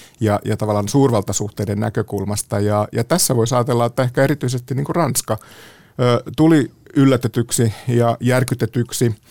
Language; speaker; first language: Finnish; native; Finnish